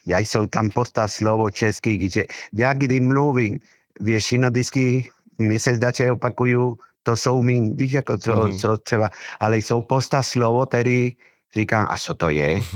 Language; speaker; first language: Czech; non-native, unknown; Spanish